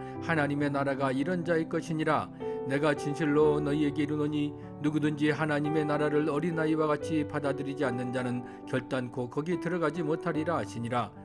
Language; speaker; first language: Korean; native; Korean